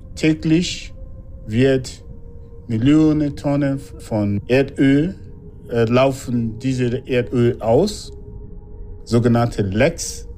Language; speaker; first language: German; non-native, fluent; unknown